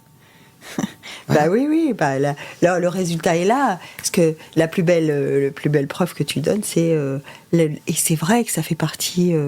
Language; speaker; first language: French; native; French